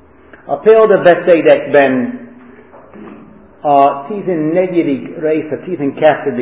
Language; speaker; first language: Hungarian; early bilingual, heritage; Hungarian